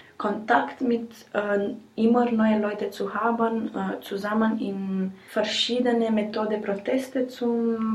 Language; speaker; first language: German; non-native, learner; Romanian